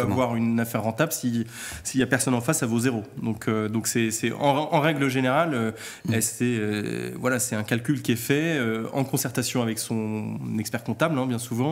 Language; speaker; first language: French; native; French